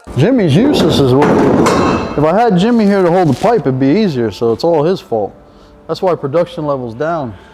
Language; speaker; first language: English; native; English